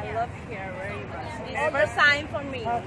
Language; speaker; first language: English; non-native, fluent; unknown